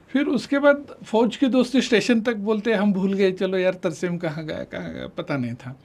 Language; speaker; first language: Hindi; non-native, local second language; Marathi